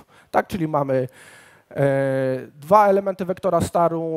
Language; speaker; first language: Polish; native; Polish